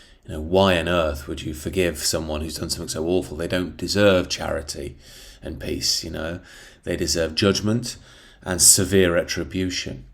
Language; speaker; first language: English; native; English